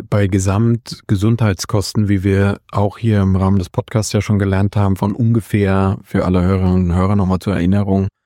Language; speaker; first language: German; native; German